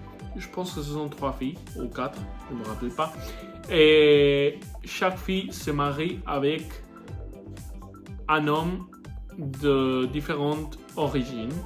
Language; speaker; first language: French; non-native, learner; Spanish